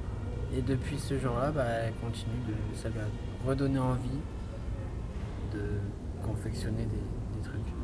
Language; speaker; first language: French; native; French